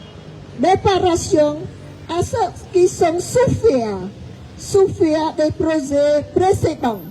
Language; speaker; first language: French; non-native, fluent; Khmer